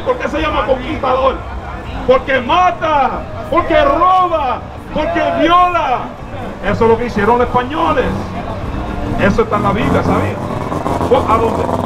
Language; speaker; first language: Spanish; early bilingual, other home language; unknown